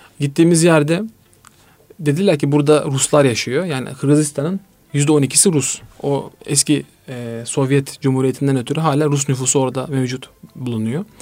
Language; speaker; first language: Turkish; native; Turkish